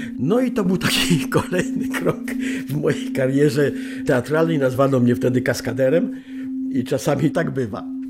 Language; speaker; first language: Polish; native; Polish